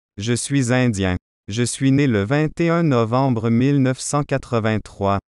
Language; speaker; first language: French; non-native, fluent; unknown